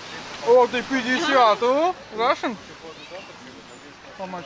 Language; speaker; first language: English; non-native, learner; Russian